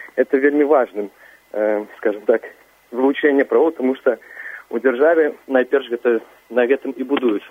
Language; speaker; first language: Belarusian; non-native, local second language; Russian